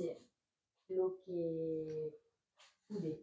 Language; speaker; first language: Spanish; non-native, learner; French